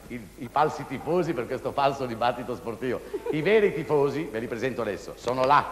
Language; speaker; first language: Italian; native; Italian